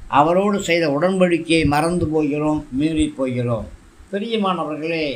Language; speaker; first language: Tamil; native; Tamil